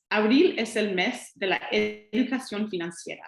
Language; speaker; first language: Spanish; non-native, fluent; English